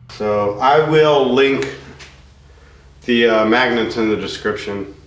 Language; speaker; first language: English; native; English